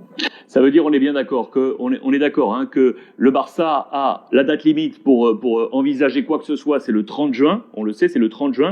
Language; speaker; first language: French; native; French